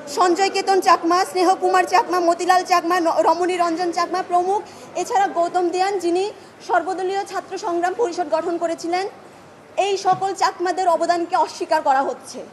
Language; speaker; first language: Bangla; non-native, local second language; Chakma